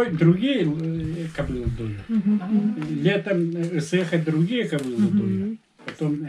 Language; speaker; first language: Russian; non-native, local second language; Yakut